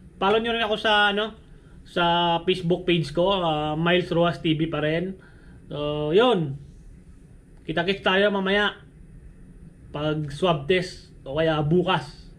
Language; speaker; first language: Filipino; non-native, local second language; Hiligaynon